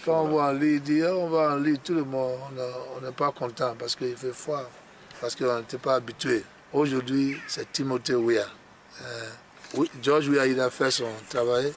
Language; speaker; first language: French; non-native, learner; English